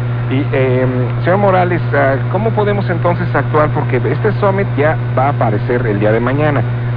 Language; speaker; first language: Spanish; native; Spanish